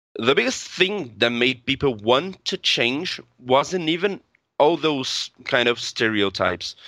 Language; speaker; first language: English; non-native, fluent; Portuguese